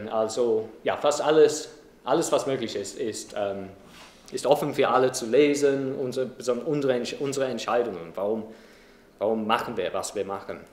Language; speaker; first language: German; non-native, fluent; English